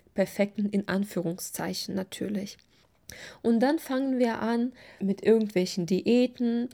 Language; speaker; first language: German; non-native, fluent; Russian